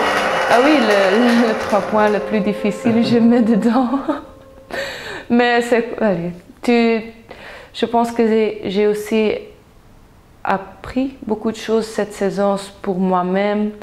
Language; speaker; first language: French; non-native, local second language; Dutch